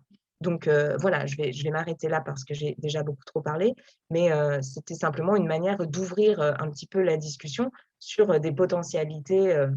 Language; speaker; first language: French; native; French